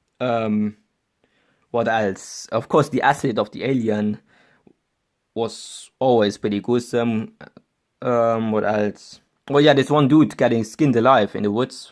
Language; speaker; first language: English; non-native, fluent; German